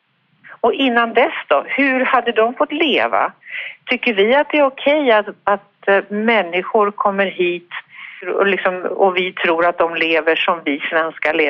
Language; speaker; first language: Swedish; native; Swedish